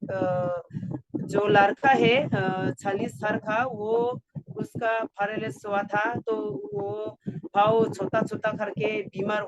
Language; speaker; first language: Hindi; non-native, local second language; Garo